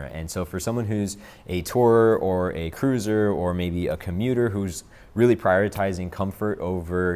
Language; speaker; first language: English; native; English